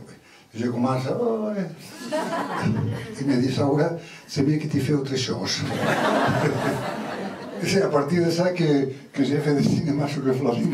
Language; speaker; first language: French; non-native, learner; Spanish